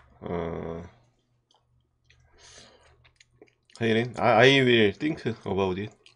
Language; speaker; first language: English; non-native, learner; Korean